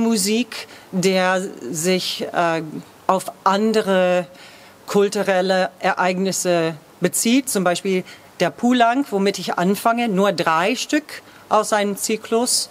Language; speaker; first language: German; non-native, fluent; English